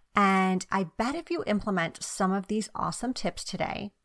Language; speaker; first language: English; native; English